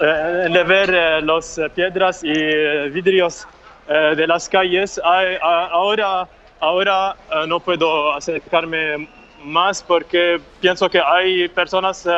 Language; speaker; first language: Spanish; non-native, fluent; Arabic